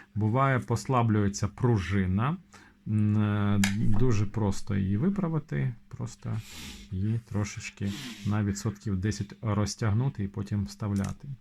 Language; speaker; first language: Ukrainian; non-native, local second language; Russian